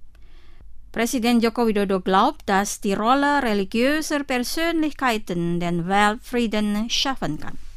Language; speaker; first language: German; non-native, fluent; Indonesian